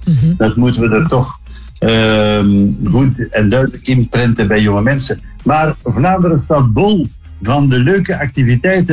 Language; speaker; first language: Dutch; native; Dutch